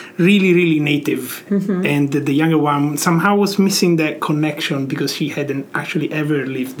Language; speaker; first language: English; non-native, fluent; Italian